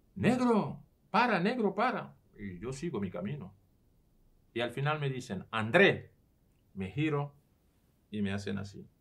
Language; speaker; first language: Spanish; non-native, fluent; Serer